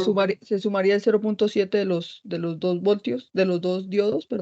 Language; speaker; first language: Spanish; native; Spanish